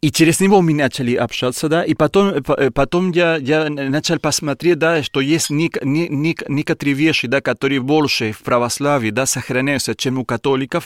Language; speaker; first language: Russian; non-native, learner; Spanish